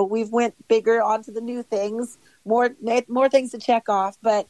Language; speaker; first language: English; native; English